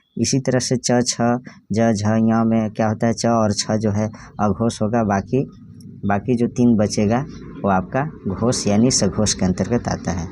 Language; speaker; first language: Hindi; native; Hindi